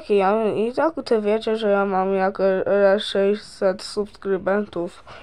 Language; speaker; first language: Polish; early bilingual, heritage; Polish